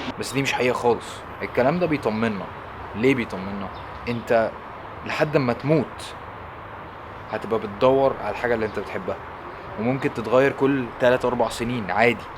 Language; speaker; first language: Egyptian Arabic; early bilingual, heritage; Arabic